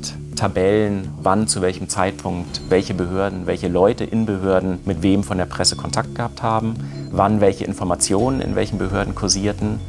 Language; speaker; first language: German; native; German